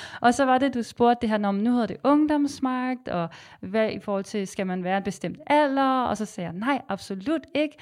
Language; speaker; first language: Danish; native; Danish